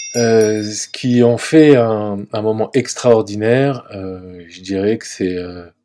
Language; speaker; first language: French; native; French